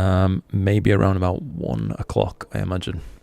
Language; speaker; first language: English; native; English